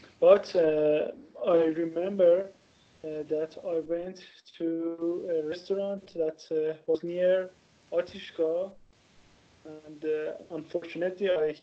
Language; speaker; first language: English; non-native, learner; Persian